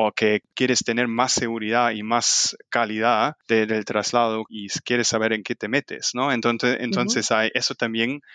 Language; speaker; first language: Spanish; non-native, fluent; German